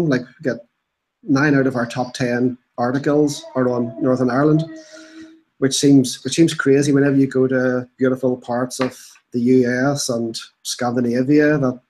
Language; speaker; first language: English; native; English